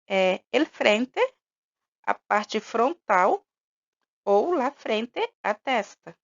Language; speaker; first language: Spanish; non-native, fluent; Portuguese